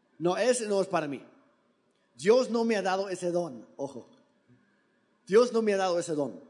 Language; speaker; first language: Spanish; non-native, fluent; English